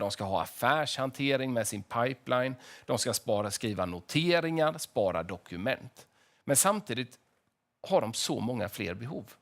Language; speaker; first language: Swedish; native; Swedish